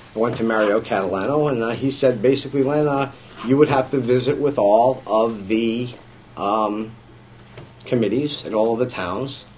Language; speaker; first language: English; native; English